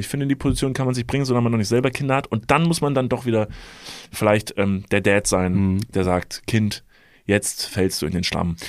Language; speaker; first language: German; native; German